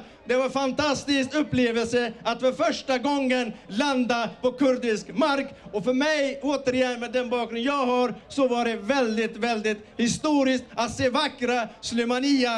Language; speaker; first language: Swedish; early bilingual, other home language; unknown